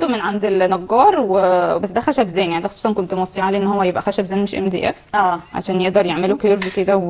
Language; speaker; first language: Arabic; native; Arabic